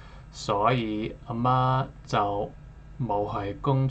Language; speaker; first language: Cantonese; non-native, learner; English